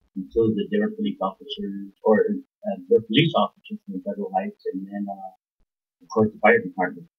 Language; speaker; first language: English; early bilingual, other home language; Spanish